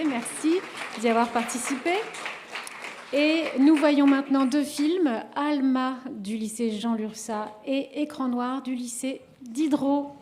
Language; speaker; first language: French; native; French